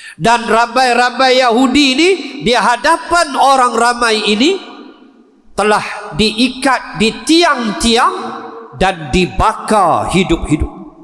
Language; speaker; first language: Malay; native; Malay